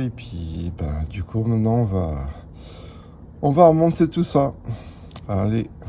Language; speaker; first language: French; native; French